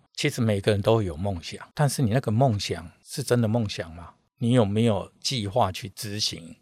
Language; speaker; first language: Chinese; native; Chinese